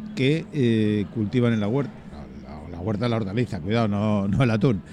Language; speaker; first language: Spanish; native; Spanish